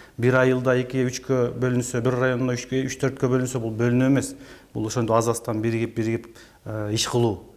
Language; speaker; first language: Kyrgyz; native; Kyrgyz